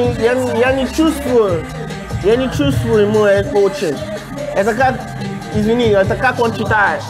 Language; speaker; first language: Russian; non-native, learner; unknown